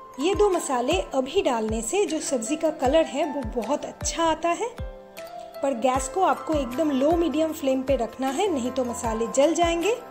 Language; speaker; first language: Hindi; non-native, local second language; Bangla